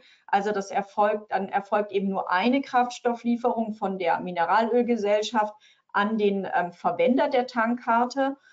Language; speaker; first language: German; native; German